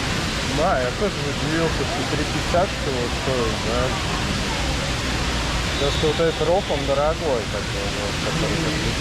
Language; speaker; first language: Russian; native; Russian